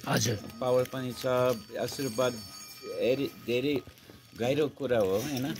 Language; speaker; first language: Nepali; non-native, fluent; English